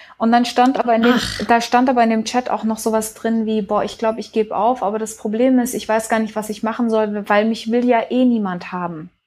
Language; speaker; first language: German; early bilingual, heritage; German